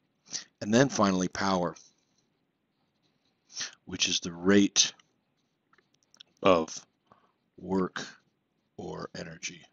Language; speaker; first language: English; native; English